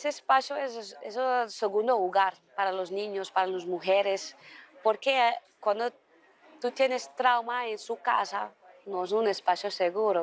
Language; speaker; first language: Spanish; non-native, learner; Dutch